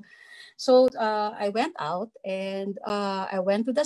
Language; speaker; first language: English; non-native, local second language; Filipino